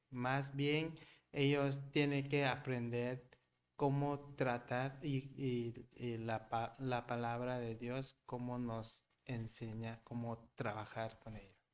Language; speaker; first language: Spanish; non-native, learner; Korean